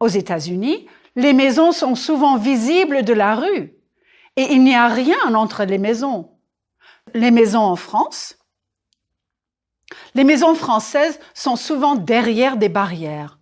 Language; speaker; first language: French; non-native, fluent; English